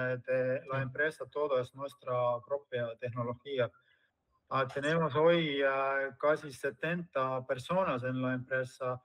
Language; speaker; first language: Spanish; non-native, fluent; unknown